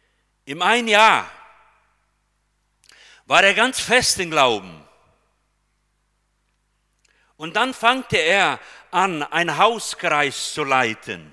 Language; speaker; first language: German; non-native, fluent; Portuguese